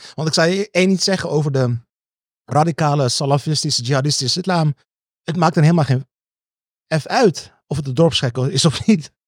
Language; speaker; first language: Dutch; early bilingual, other home language; Turkish